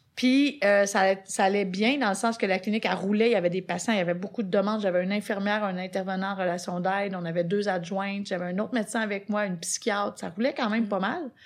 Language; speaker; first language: French; native; French